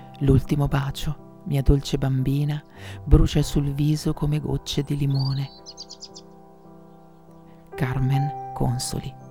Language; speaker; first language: Italian; native; Italian